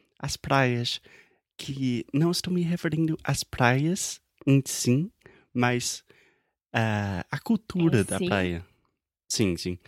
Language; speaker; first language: Portuguese; non-native, fluent; English